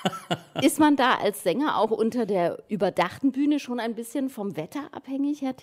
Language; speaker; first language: German; native; German